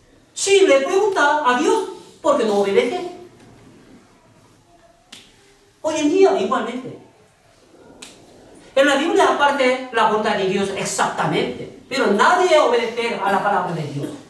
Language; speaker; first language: Spanish; non-native, learner; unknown